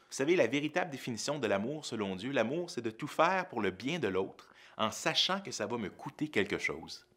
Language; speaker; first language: French; native; French